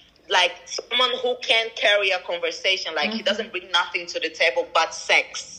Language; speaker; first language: English; non-native, fluent; Portuguese